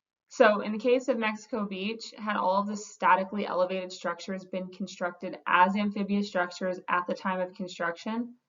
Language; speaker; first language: English; native; English